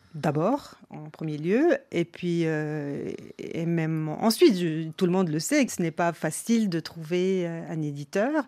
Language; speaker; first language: French; non-native, local second language; Arabic